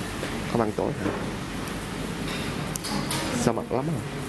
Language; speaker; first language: Vietnamese; non-native, fluent; Japanese